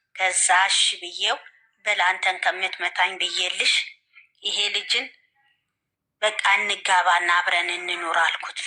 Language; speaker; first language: Amharic; native; Amharic